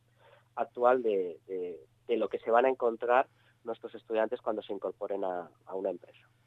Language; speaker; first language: Spanish; native; Spanish